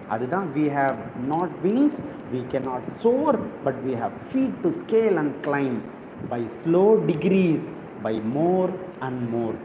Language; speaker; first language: English; non-native, local second language; Tamil